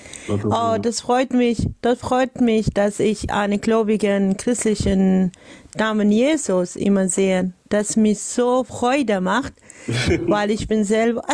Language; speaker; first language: German; non-native, learner; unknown